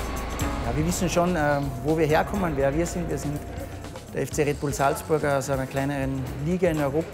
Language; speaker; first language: German; native; German